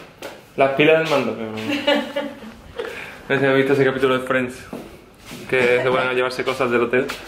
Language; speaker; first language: Spanish; native; Spanish